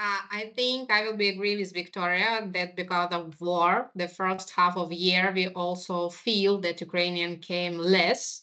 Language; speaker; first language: English; non-native, fluent; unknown